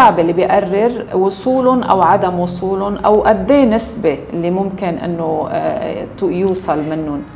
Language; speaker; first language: Arabic; native; Arabic